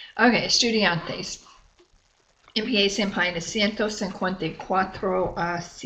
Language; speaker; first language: Spanish; non-native, fluent; English